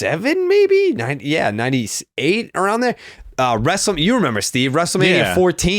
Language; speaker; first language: English; native; English